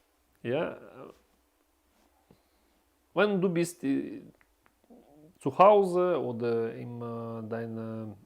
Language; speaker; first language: German; non-native, learner; Russian